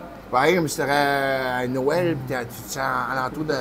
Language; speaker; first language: French; native; French